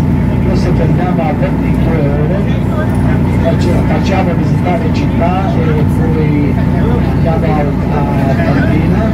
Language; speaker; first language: Italian; non-native, local second language; Croatian